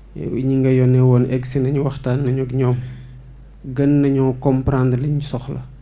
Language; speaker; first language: Wolof; non-native, local second language; Serer